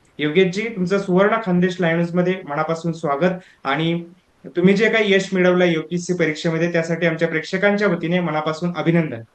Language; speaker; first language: Marathi; native; Marathi